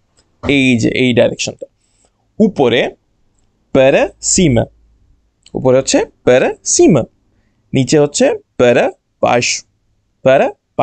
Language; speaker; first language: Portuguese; non-native, fluent; Bangla